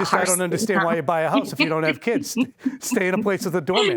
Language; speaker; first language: English; native; English